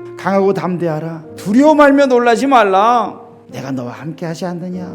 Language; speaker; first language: Korean; native; Korean